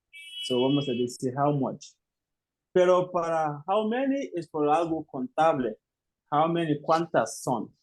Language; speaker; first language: Spanish; non-native, fluent; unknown